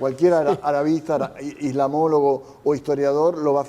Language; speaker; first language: Spanish; native; Spanish